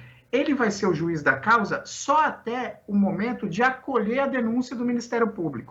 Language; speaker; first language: Portuguese; native; Portuguese